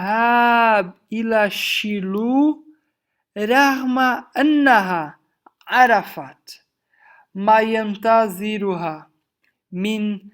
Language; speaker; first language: Arabic; non-native, fluent; Portuguese